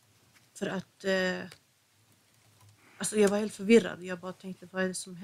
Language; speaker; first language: Swedish; non-native, fluent; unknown